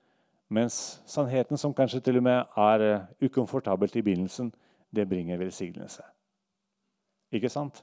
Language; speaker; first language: Norwegian; non-native, fluent; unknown